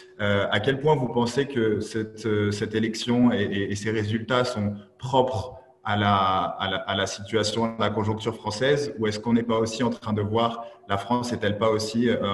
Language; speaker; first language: French; native; French